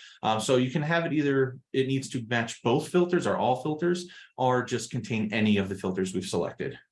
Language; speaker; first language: English; native; English